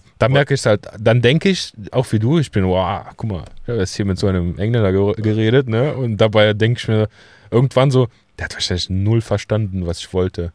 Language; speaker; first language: German; early bilingual, other home language; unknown